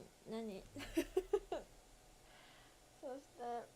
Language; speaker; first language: Japanese; non-native, learner; English